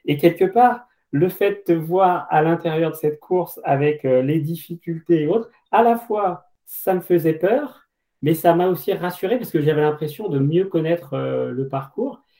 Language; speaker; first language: French; native; French